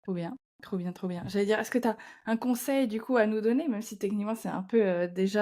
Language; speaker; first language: French; native; French